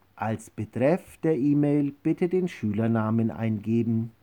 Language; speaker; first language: German; native; German